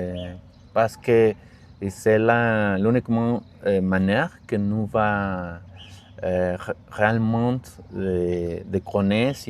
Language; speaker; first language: French; non-native, learner; Spanish